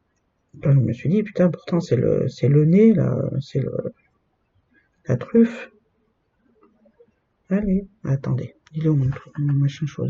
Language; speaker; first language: French; native; French